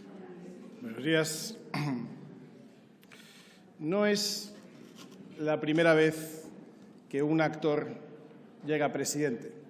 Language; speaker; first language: Spanish; native; Spanish